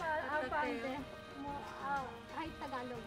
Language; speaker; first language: Korean; non-native, fluent; Filipino